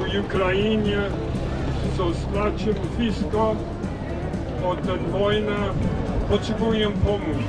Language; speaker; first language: Polish; non-native, learner; English